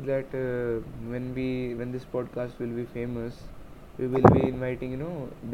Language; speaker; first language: English; non-native, local second language; Hindi